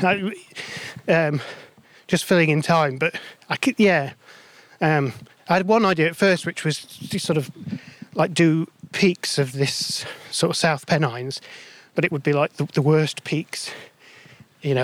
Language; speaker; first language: English; native; English